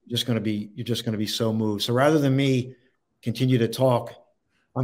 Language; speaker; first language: English; native; English